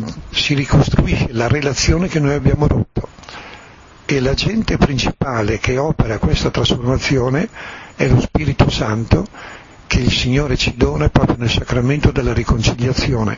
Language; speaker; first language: Italian; native; Italian